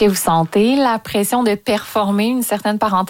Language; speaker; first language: French; native; French